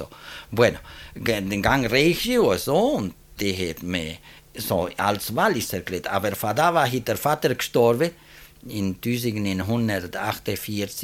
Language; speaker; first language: German; early bilingual, heritage; German